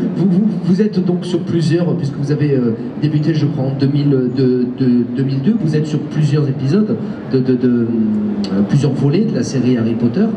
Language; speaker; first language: French; native; French